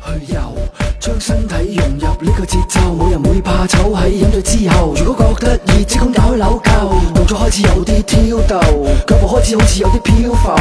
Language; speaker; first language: Chinese; non-native, local second language; Cantonese